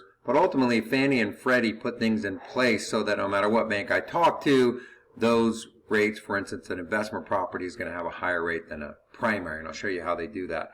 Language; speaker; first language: English; native; English